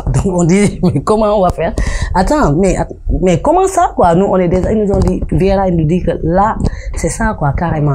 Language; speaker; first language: French; non-native, local second language; Wolof